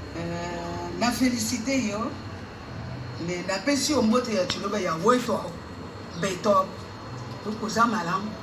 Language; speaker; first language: Lingala; non-native, local second language; Luba-Lulua